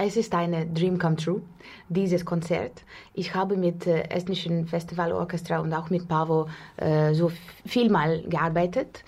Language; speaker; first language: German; non-native, learner; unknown